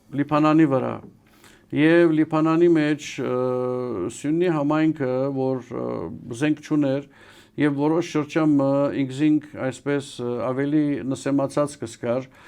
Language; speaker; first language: Armenian; early bilingual, heritage; Armenian